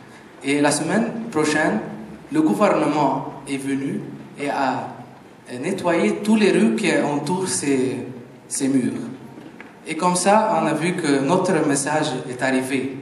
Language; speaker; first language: French; non-native, fluent; Arabic